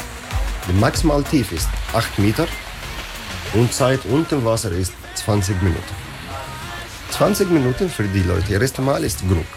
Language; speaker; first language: German; non-native, learner; Arabic